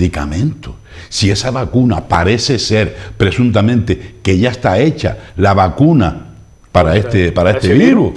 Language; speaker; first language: Spanish; native; Spanish